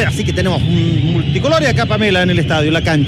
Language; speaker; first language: Spanish; native; Spanish